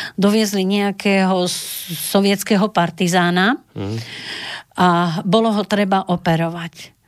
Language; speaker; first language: Slovak; native; Slovak